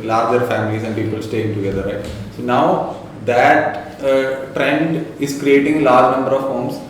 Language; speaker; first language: English; non-native, local second language; Malayalam